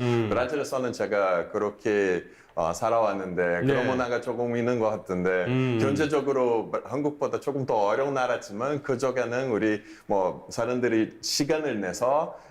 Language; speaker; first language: Korean; non-native, fluent; Portuguese